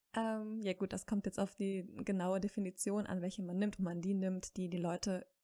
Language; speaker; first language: German; native; German